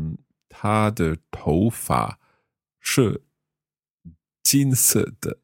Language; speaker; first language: Chinese; non-native, learner; English